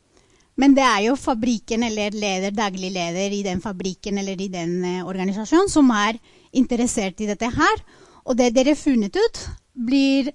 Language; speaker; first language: Norwegian; non-native, fluent; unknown